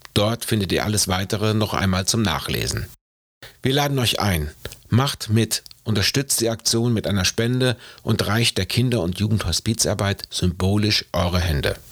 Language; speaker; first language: German; native; German